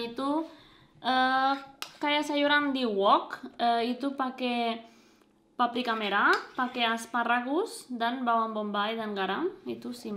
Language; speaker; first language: Indonesian; non-native, fluent; Spanish